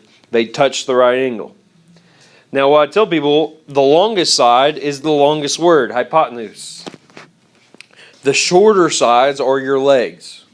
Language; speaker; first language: English; native; English